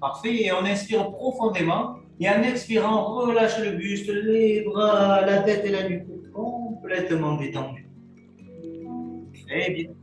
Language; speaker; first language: French; native; French